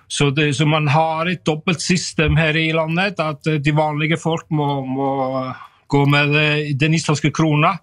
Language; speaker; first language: Norwegian; non-native, fluent; Icelandic